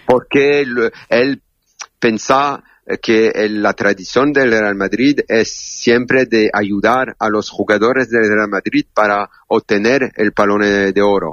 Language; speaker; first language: Spanish; non-native, learner; French